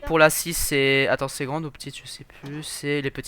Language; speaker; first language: French; native; French